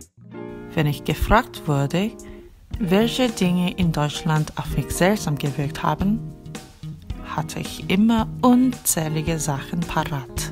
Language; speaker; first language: German; non-native, fluent; Korean